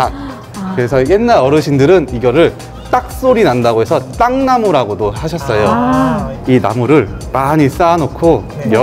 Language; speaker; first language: Korean; native; Korean